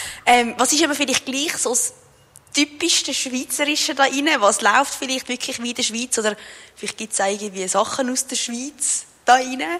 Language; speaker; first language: German; native; German